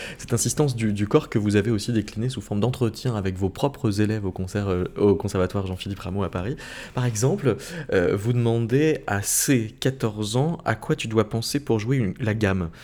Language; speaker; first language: French; native; French